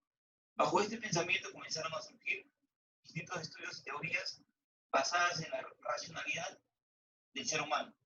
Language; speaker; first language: Spanish; native; Spanish